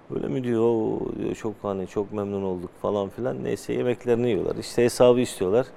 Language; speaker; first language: Turkish; native; Turkish